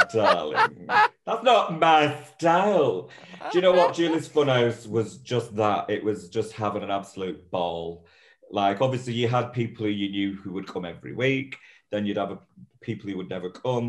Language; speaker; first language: English; native; English